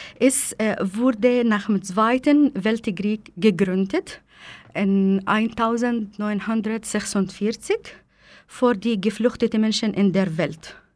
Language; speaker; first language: German; non-native, fluent; Arabic